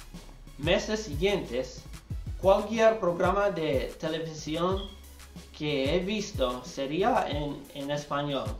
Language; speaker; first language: Spanish; non-native, learner; English